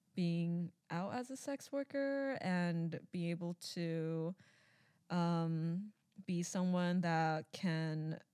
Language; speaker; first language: English; early bilingual, other home language; Chinese